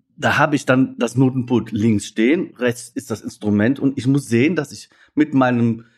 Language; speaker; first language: German; native; German